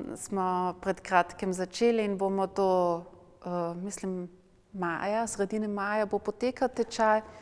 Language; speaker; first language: Slovenian; non-native, local second language; German